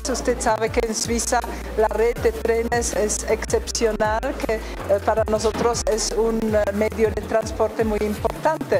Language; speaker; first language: Spanish; non-native, fluent; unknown